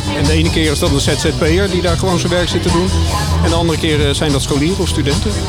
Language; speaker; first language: Dutch; native; Dutch